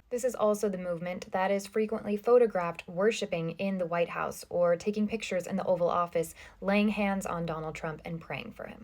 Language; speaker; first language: English; native; English